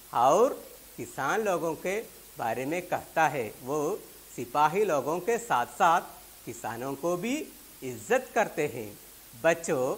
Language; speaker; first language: Urdu; non-native, local second language; Malayalam